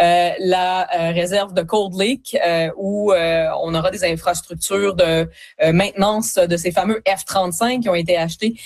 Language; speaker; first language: French; native; French